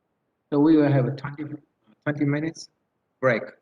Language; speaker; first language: English; non-native, fluent; Thai